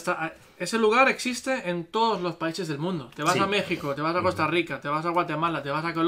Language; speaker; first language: Spanish; native; Spanish